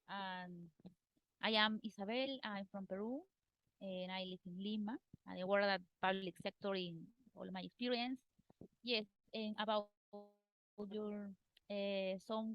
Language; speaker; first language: English; non-native, learner; Spanish